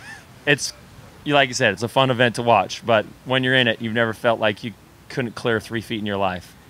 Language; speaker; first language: English; native; English